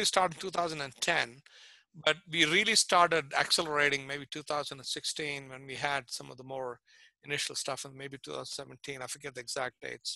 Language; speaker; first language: English; non-native, local second language; Tamil